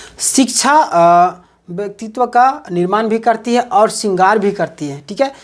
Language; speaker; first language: Hindi; native; Hindi